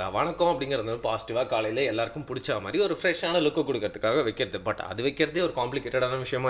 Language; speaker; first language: Tamil; native; Tamil